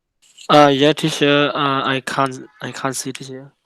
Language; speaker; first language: English; non-native, learner; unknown